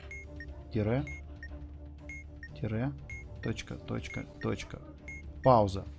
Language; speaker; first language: Russian; native; Russian